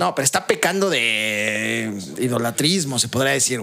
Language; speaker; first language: Spanish; native; Spanish